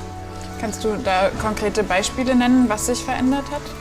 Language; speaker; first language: German; native; German